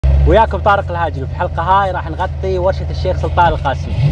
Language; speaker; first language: Arabic; native; Arabic